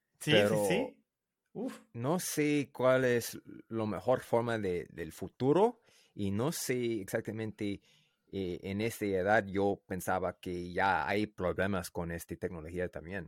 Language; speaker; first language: Spanish; non-native, learner; English